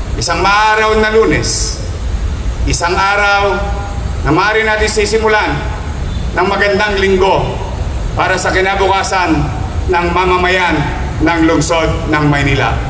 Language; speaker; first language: Filipino; native; Filipino